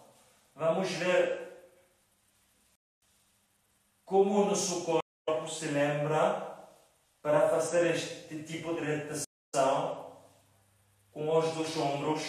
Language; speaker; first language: Portuguese; non-native, fluent; French